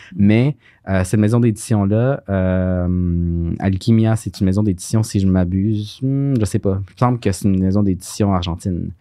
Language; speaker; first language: French; early bilingual, other home language; Spanish